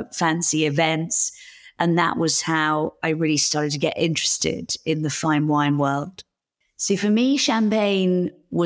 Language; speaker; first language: English; native; English